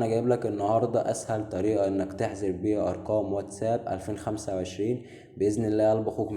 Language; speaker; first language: Arabic; native; Arabic